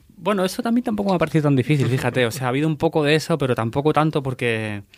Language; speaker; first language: Spanish; native; Spanish